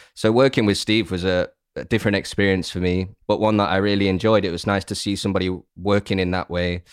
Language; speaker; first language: English; native; English